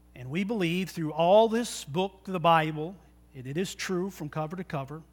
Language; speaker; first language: English; native; English